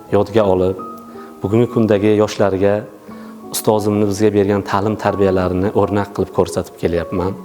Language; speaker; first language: Uzbek; native; Uzbek